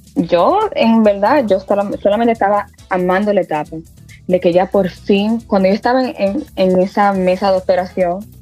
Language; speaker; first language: Spanish; early bilingual, heritage; Spanish